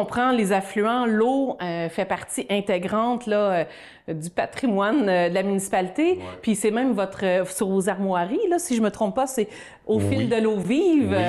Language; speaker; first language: French; native; French